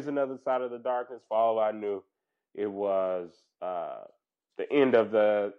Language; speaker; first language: English; native; English